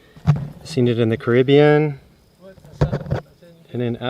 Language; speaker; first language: English; native; English